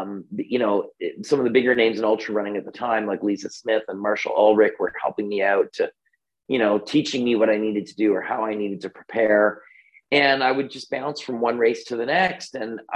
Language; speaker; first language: English; native; English